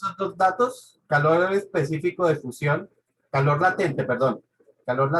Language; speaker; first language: Spanish; native; Spanish